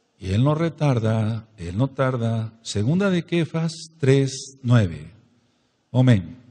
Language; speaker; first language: Spanish; native; Spanish